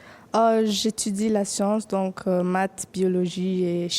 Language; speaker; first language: French; non-native, fluent; English